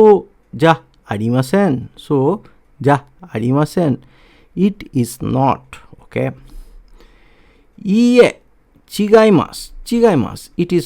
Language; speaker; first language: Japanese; non-native, fluent; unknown